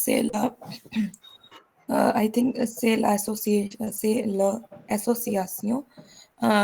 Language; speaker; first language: French; non-native, learner; Hindi